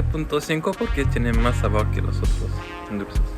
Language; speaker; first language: Spanish; non-native, fluent; French